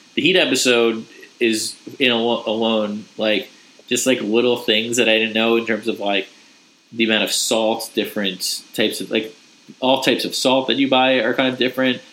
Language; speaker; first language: English; native; English